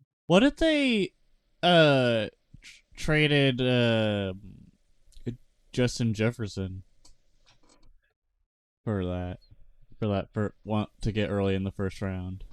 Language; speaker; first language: English; native; English